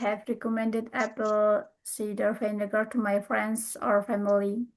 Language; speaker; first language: English; non-native, learner; Indonesian